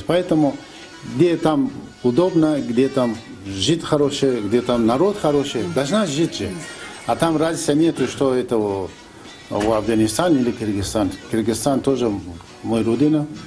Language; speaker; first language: Russian; non-native, fluent; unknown